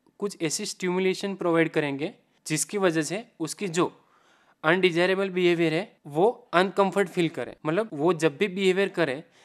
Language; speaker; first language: Hindi; non-native, local second language; Gujarati